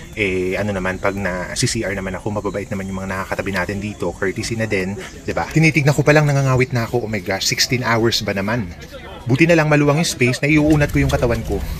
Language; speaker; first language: Filipino; native; Filipino